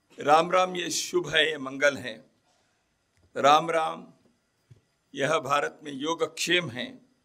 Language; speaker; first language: Hindi; non-native, local second language; Kannada